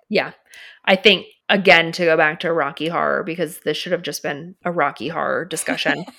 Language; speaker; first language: English; native; English